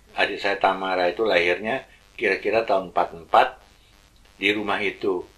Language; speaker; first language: Indonesian; early bilingual, other home language; Javanese